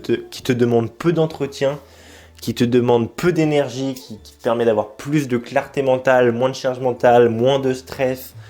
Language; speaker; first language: French; native; French